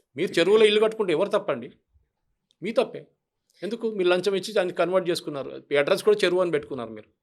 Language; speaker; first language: Telugu; non-native, local second language; Malayalam